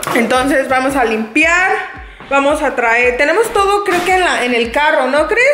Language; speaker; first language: Spanish; early bilingual, heritage; Spanish